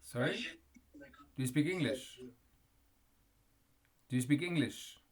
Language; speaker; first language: English; non-native, fluent; Kurdish